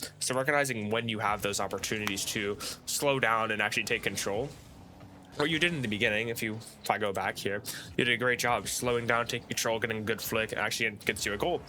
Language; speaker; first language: English; native; English